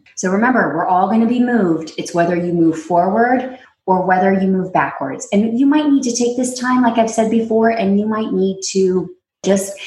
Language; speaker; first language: English; native; English